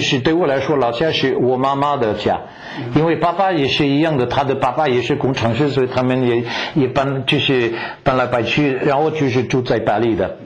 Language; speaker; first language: Chinese; non-native, fluent; French